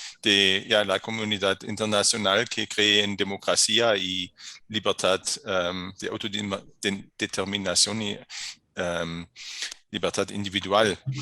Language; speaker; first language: Spanish; non-native, fluent; German